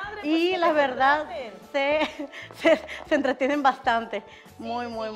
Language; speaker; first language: Spanish; native; Spanish